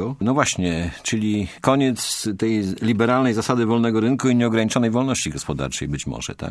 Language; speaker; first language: Polish; native; Polish